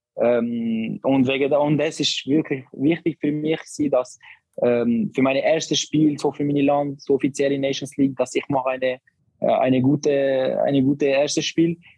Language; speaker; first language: German; non-native, learner; Albanian